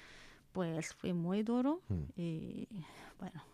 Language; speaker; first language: Spanish; non-native, learner; Arabic